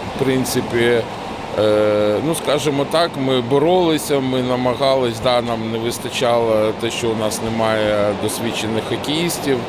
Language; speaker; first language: Ukrainian; non-native, local second language; Russian